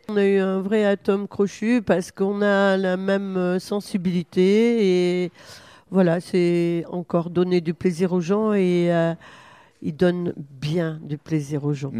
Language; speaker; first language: French; native; French